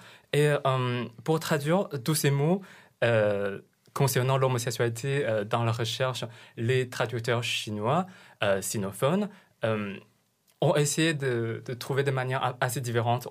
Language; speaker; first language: French; non-native, fluent; Chinese